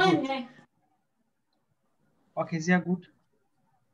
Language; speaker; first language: German; non-native, fluent; Arabic